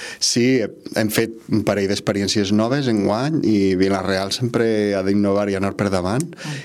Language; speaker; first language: Catalan; native; Catalan